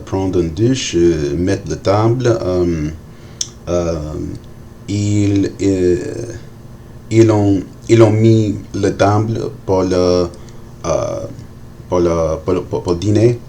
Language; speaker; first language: French; non-native, learner; English